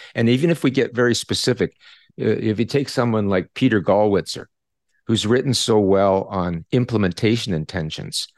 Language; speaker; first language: English; native; English